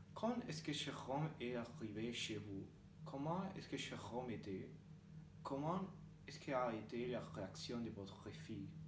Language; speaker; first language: French; non-native, learner; Spanish